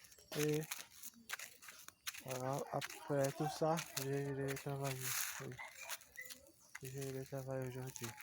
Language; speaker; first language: French; non-native, learner; Portuguese